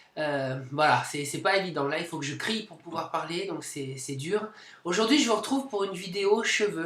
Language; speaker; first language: French; native; French